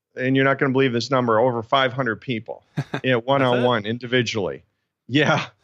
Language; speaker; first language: English; native; English